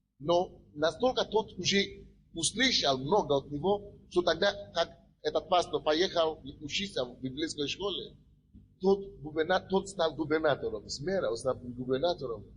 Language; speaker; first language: Russian; non-native, fluent; Yoruba